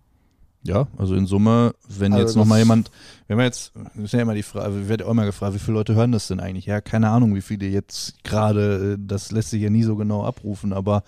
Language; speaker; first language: German; native; German